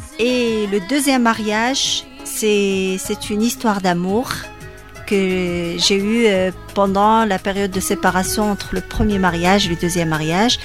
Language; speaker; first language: French; non-native, local second language; Arabic